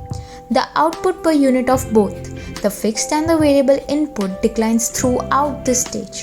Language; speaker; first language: English; non-native, local second language; Gujarati